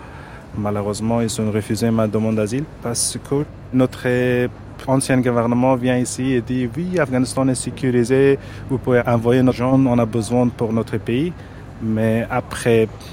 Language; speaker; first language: French; non-native, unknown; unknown